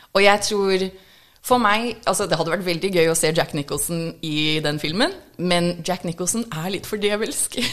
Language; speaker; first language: Norwegian; non-native, fluent; English